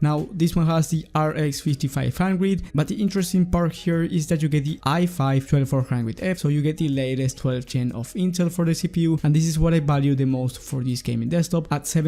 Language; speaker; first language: English; non-native, fluent; Spanish